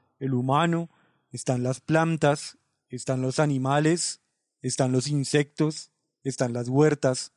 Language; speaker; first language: Spanish; native; Spanish